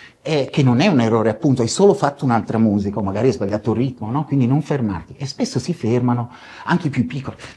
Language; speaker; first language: Italian; early bilingual, other home language; Spanish